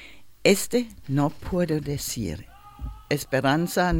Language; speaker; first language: Spanish; non-native, learner; German